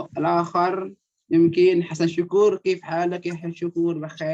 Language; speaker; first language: Arabic; non-native, fluent; Indonesian